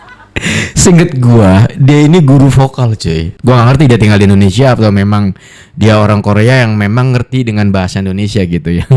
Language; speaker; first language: Indonesian; native; Indonesian